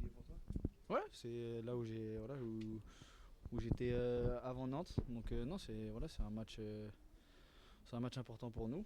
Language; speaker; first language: French; native; French